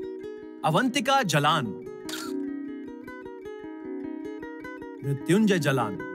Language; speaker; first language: Hindi; native; Hindi